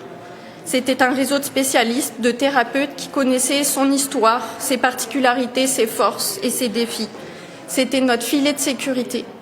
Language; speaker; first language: French; native; French